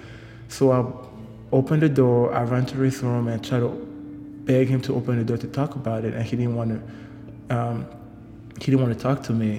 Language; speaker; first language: English; non-native, local second language; French